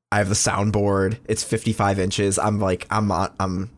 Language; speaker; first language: English; native; English